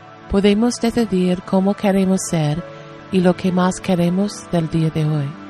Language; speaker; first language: Spanish; non-native, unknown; English